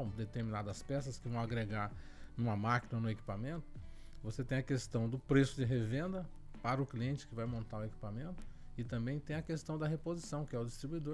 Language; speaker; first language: Portuguese; native; Portuguese